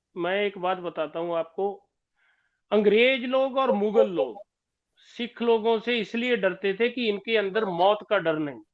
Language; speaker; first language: Hindi; non-native, local second language; Punjabi